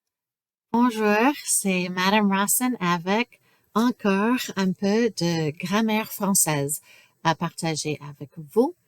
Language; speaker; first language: French; non-native, fluent; English